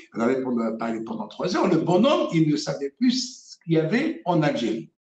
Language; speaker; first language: French; non-native, local second language; Arabic